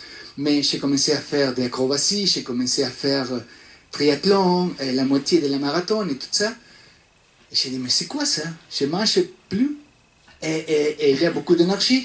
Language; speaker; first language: French; non-native, fluent; Spanish